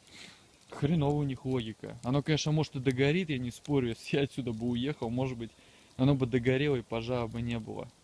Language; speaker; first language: Russian; native; Russian